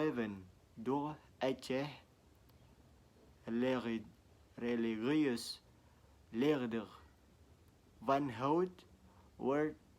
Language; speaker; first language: Dutch; non-native, learner; Indonesian